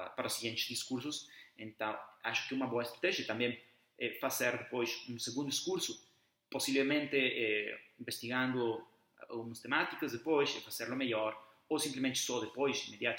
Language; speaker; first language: Portuguese; non-native, fluent; Spanish